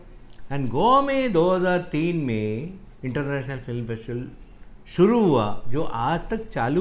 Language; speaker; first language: Hindi; non-native, local second language; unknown